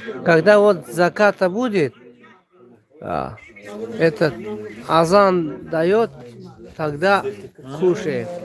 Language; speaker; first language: Russian; non-native, local second language; Tajik